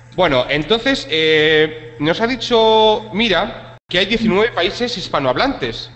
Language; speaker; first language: Spanish; native; Spanish